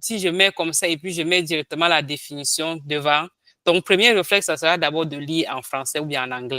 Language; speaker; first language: French; non-native, local second language; Ghomala